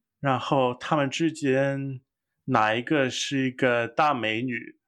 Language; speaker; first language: Chinese; non-native, fluent; English